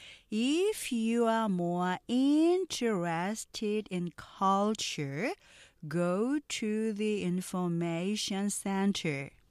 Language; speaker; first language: English; non-native, fluent; Korean